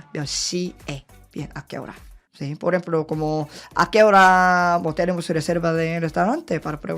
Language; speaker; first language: Spanish; non-native, learner; Korean